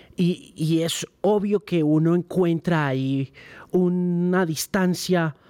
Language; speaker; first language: Spanish; native; Spanish